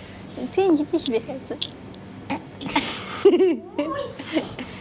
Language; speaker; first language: Persian; native; Persian